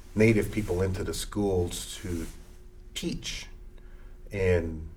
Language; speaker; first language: English; early bilingual, other home language; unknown